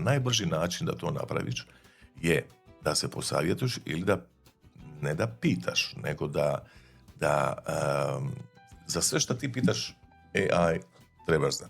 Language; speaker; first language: Bosnian; native; Bosnian